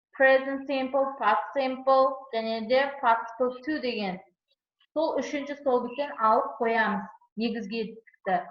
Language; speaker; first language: Kazakh; non-native, local second language; Uzbek